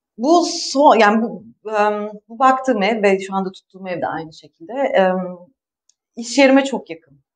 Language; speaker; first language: Turkish; native; Turkish